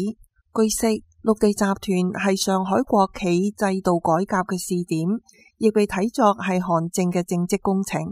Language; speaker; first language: Chinese; non-native, local second language; Cantonese